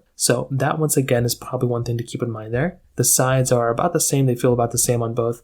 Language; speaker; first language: English; native; English